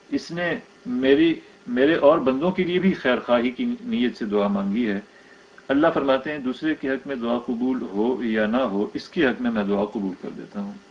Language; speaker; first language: Urdu; native; Urdu